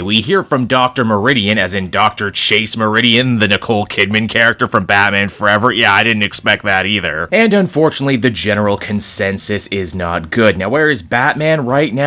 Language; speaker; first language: English; native; English